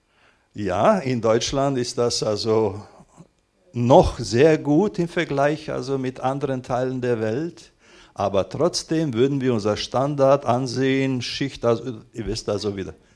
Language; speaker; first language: German; non-native, fluent; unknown